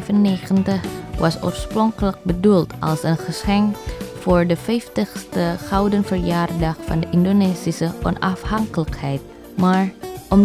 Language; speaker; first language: Dutch; non-native, fluent; Indonesian